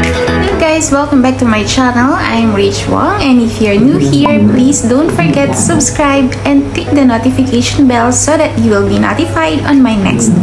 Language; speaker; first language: English; non-native, local second language; Filipino